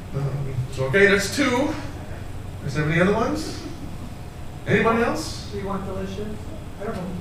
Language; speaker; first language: English; native; English